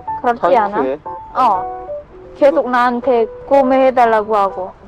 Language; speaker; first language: Korean; non-native, learner; Khmer